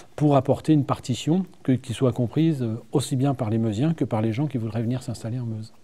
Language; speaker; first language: French; native; French